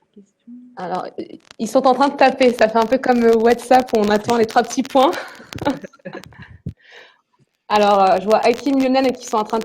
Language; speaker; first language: French; native; French